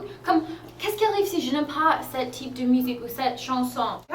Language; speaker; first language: French; non-native, fluent; English